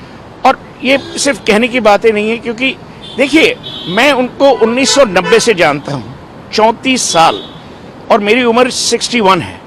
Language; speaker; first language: Hindi; native; Hindi